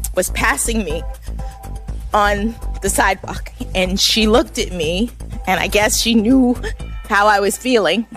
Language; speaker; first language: English; native; English